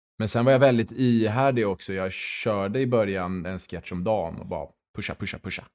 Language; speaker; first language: Swedish; early bilingual, heritage; Swedish